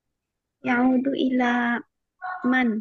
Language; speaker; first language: Arabic; non-native, learner; Indonesian